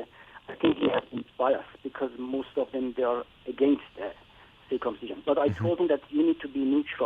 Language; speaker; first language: English; non-native, fluent; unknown